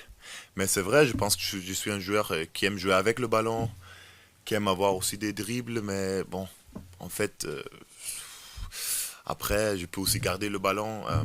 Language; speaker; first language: French; non-native, fluent; German